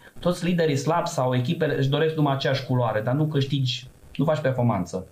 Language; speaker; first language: Romanian; non-native, local second language; Serbian